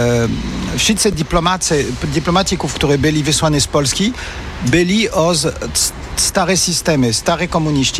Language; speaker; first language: Polish; non-native, fluent; French